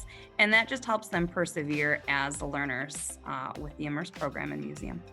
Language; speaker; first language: English; native; English